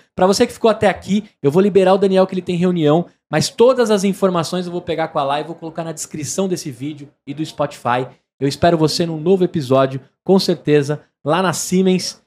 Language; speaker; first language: Portuguese; native; Portuguese